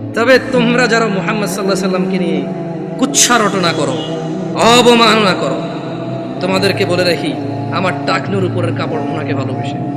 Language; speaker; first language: Bangla; early bilingual, heritage; Bangla